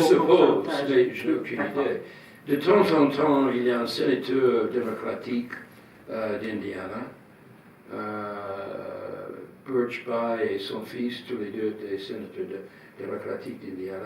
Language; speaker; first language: French; non-native, fluent; English